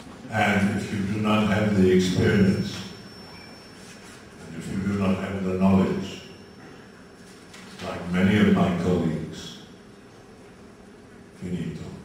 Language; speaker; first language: English; native; English